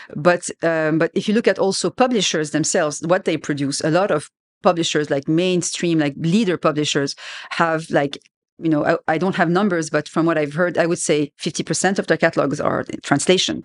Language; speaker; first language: English; non-native, fluent; French